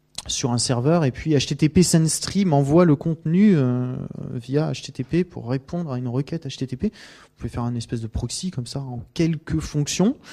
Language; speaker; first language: French; native; French